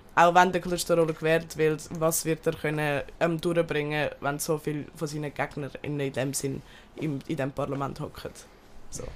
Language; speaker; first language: German; early bilingual, other home language; Turkish